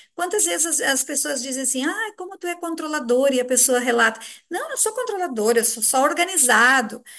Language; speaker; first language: Portuguese; native; Portuguese